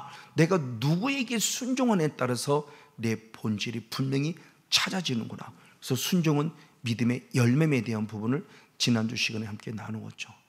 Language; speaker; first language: Korean; native; Korean